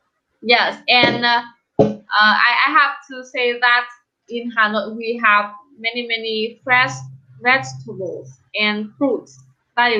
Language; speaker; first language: English; non-native, learner; Vietnamese